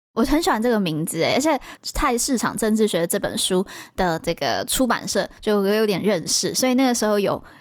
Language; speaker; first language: Chinese; native; Chinese